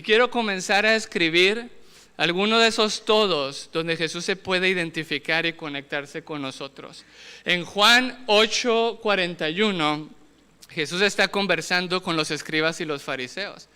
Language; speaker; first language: Spanish; native; Spanish